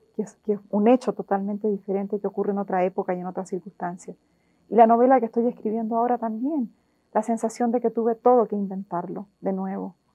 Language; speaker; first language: Spanish; native; Spanish